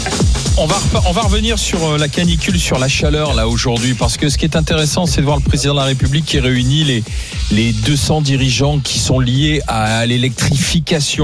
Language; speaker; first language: French; native; French